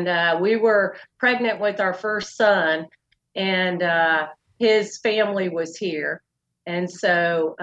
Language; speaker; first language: English; native; English